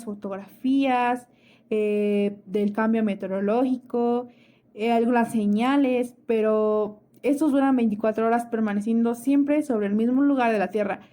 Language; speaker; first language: Spanish; native; Spanish